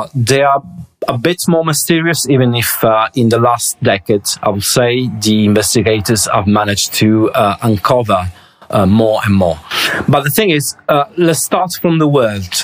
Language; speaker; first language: English; non-native, fluent; Italian